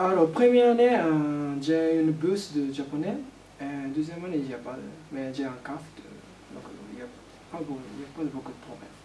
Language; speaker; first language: French; non-native, learner; Japanese